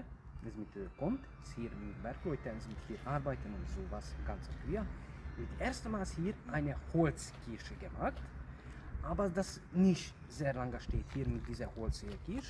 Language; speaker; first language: German; non-native, learner; Hungarian